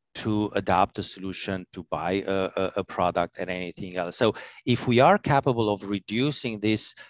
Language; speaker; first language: English; non-native, fluent; Romanian